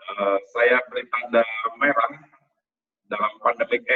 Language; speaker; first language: Indonesian; native; Indonesian